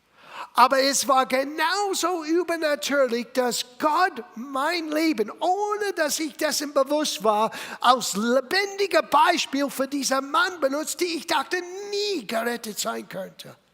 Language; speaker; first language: German; non-native, fluent; English